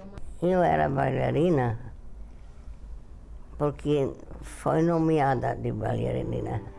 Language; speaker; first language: Portuguese; non-native, fluent; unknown